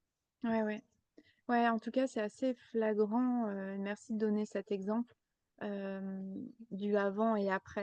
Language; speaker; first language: French; native; French